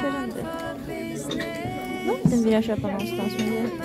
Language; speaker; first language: Swedish; non-native, learner; Japanese